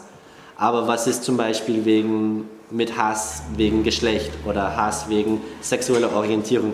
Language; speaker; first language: German; non-native, fluent; English